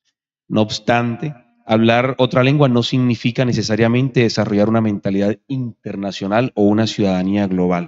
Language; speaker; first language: Spanish; native; Spanish